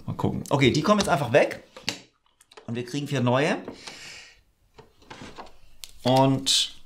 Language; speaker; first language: German; native; German